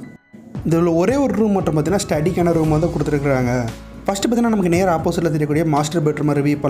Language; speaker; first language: Tamil; native; Tamil